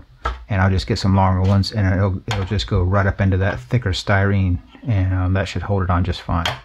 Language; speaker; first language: English; native; English